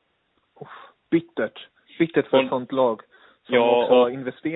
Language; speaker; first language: Swedish; native; Swedish